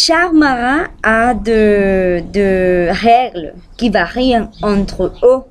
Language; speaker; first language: French; non-native, learner; Spanish